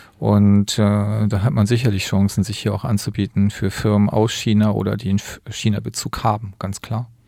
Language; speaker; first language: German; native; German